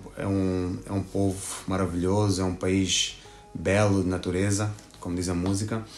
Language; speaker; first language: Portuguese; native; Portuguese